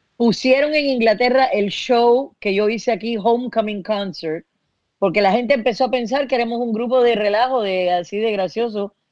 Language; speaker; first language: Spanish; early bilingual, heritage; Spanish